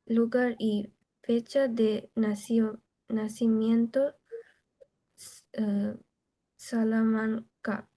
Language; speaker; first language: Spanish; non-native, learner; Bangla